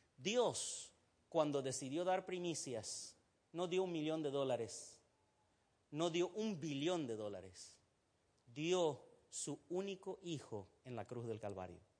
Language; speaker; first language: Spanish; non-native, fluent; Arabic